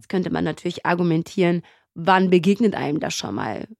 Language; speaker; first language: German; native; German